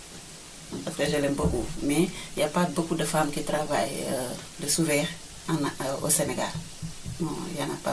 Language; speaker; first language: French; non-native, local second language; Wolof